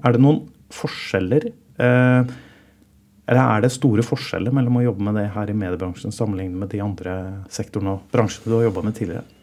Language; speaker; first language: Norwegian; native; Norwegian